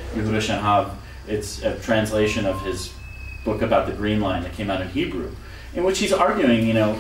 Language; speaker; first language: English; native; English